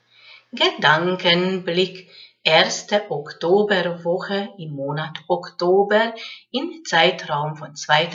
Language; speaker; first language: German; non-native, fluent; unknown